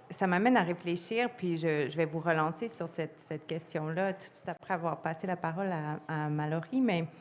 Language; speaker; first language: French; native; French